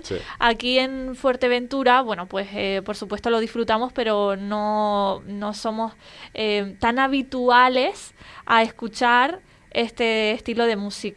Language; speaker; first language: Spanish; native; Spanish